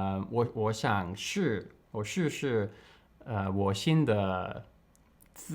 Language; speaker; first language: Chinese; non-native, learner; English